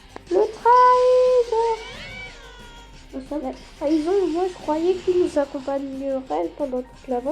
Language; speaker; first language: French; native; French